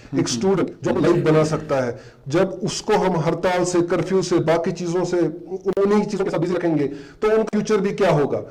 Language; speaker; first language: Urdu; non-native, local second language; Kashmiri